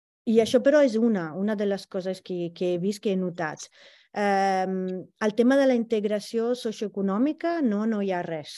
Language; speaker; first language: Catalan; non-native, fluent; Italian